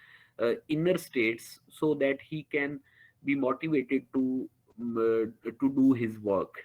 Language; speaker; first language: English; non-native, local second language; Urdu